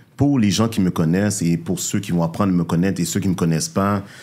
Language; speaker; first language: French; native; French